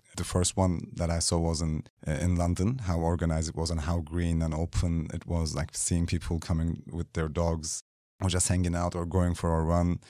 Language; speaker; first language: English; non-native, fluent; Turkish